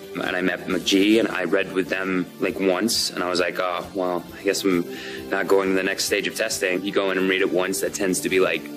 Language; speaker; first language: English; native; English